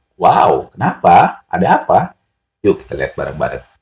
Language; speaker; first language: Indonesian; native; Indonesian